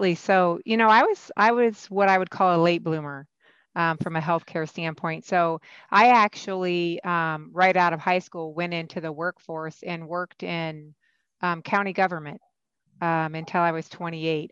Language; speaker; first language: English; native; English